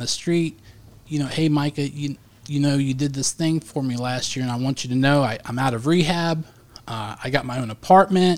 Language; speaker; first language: English; native; English